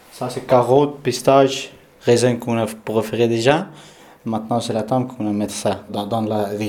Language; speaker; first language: French; non-native, learner; Pashto